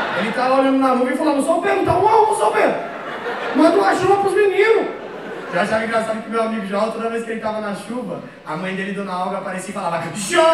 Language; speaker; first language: Portuguese; native; Portuguese